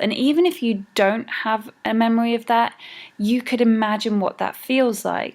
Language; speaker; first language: English; native; English